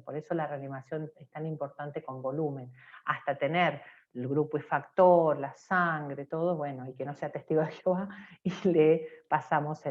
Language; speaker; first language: Spanish; native; Spanish